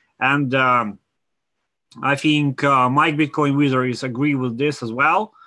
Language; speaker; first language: English; non-native, fluent; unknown